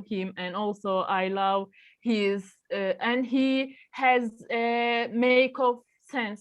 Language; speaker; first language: English; non-native, learner; Turkish